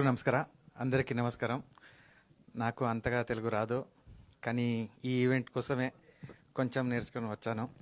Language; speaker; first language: Telugu; non-native, learner; Kannada